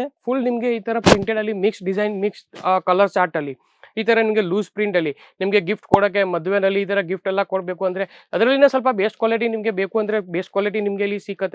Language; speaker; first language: Kannada; non-native, local second language; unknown